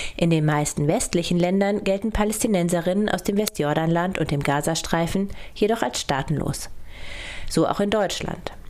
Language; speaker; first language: German; native; German